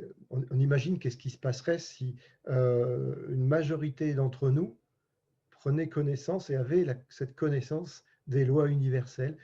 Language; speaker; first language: French; native; French